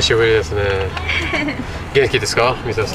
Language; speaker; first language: Japanese; non-native, learner; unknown